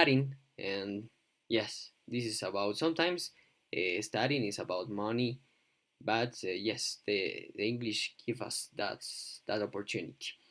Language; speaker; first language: English; non-native, fluent; Spanish